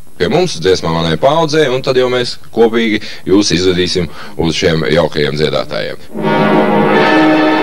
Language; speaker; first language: Latvian; native; Latvian